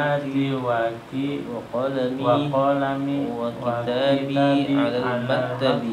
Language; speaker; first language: Arabic; non-native, learner; Indonesian